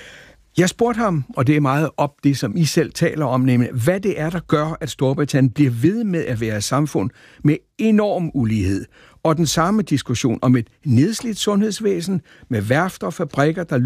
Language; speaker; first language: Danish; native; Danish